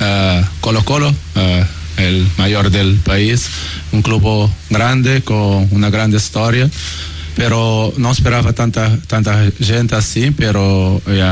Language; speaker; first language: Spanish; non-native, fluent; Portuguese